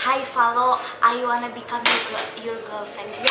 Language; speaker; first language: English; non-native, learner; Indonesian